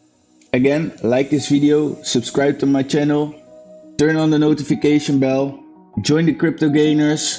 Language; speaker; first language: English; non-native, fluent; Dutch